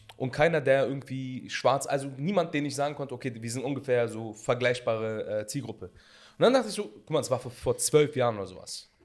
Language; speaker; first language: German; early bilingual, other home language; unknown